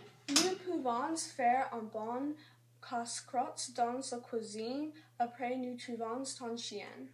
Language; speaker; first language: French; non-native, learner; English